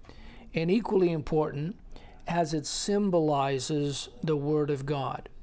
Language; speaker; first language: English; native; English